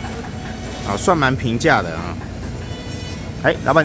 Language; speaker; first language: Chinese; native; Chinese